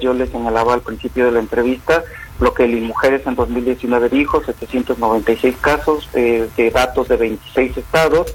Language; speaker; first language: Spanish; native; Spanish